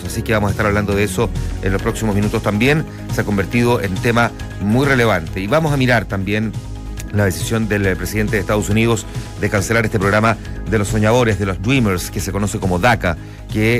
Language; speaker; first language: Spanish; native; Spanish